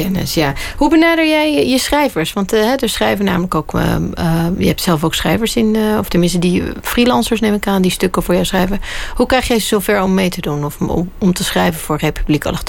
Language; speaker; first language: Dutch; native; Dutch